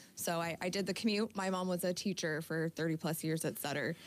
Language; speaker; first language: English; native; English